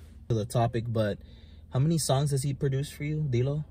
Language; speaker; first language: English; early bilingual, other home language; Spanish